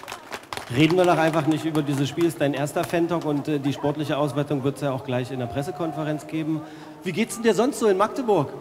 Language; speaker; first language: German; native; German